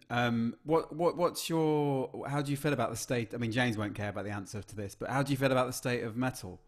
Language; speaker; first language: English; native; English